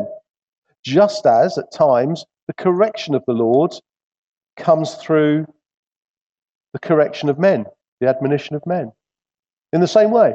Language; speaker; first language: English; native; English